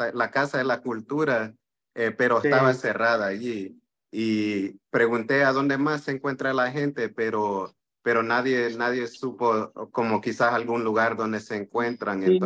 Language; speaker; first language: Spanish; early bilingual, heritage; Spanish